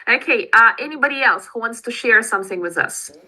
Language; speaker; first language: English; non-native, fluent; Russian